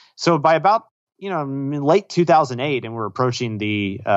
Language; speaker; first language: English; native; English